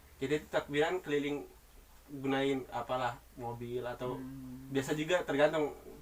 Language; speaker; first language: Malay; non-native, local second language; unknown